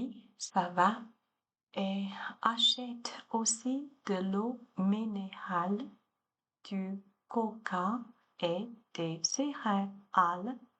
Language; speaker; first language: French; non-native, learner; Chinese